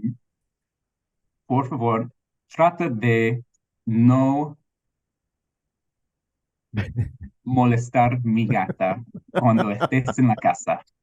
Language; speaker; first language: Spanish; non-native, fluent; English